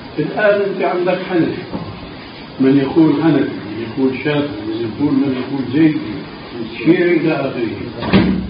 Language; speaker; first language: Arabic; early bilingual, other home language; Albanian